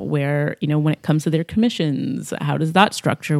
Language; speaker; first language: English; native; English